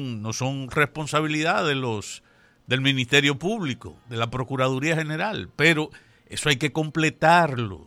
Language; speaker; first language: Spanish; native; Spanish